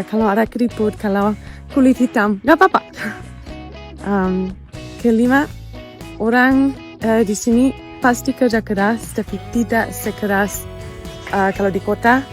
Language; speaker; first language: Indonesian; non-native, fluent; German